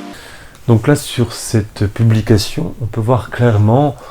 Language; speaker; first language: French; native; French